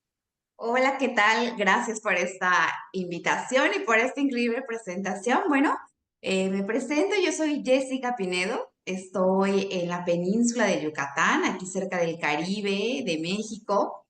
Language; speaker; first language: Spanish; native; Spanish